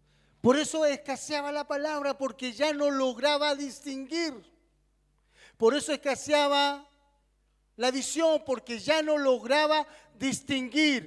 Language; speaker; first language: Spanish; native; Spanish